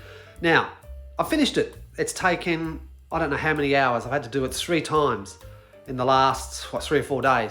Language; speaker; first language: English; native; English